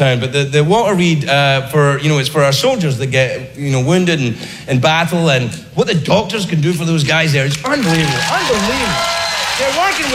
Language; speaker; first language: English; native; English